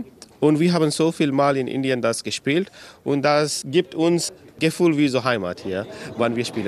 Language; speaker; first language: German; non-native, learner; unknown